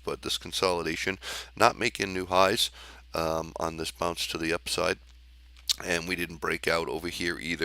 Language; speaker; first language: English; native; English